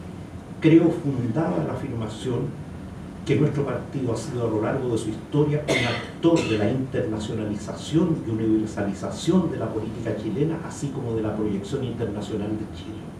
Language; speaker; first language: Spanish; native; Spanish